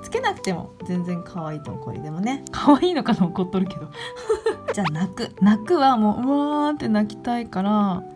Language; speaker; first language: Japanese; native; Japanese